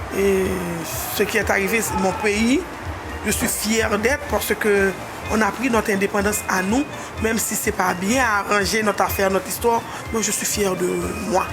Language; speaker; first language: French; non-native, local second language; Haitian Creole